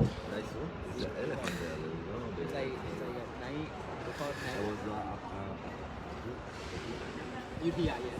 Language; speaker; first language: English; non-native, learner; Thai